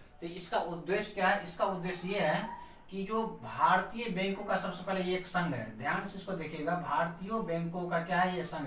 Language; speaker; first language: Hindi; native; Hindi